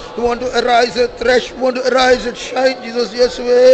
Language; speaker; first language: English; non-native, local second language; Tamil